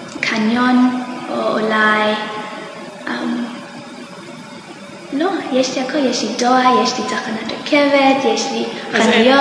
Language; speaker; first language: Hebrew; non-native, learner; English